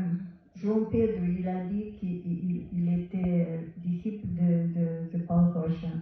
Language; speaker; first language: French; non-native, fluent; Portuguese